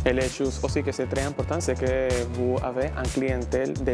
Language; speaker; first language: French; non-native, learner; Spanish